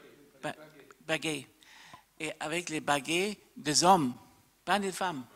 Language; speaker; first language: French; non-native, fluent; German